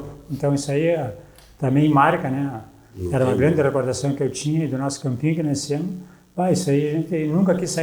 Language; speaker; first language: Portuguese; native; Portuguese